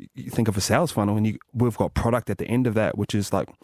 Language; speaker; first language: English; native; English